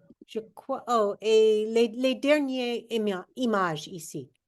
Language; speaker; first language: French; non-native, fluent; English